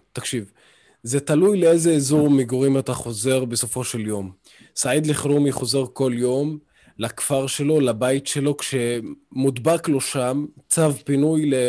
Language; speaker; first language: Hebrew; non-native, local second language; Arabic